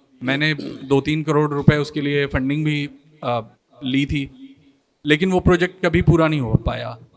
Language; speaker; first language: Hindi; native; Hindi